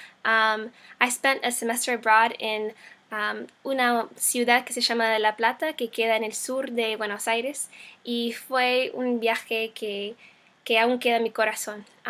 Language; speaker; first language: Spanish; non-native, fluent; English